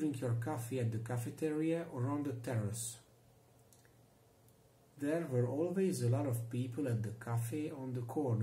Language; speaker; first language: English; non-native, fluent; Hungarian